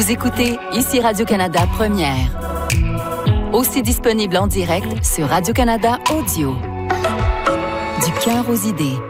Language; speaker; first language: French; native; French